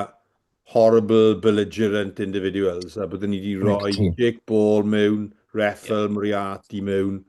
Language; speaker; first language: Welsh; native; Welsh